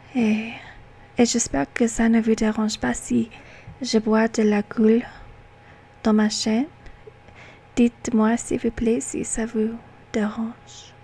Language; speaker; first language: French; non-native, learner; English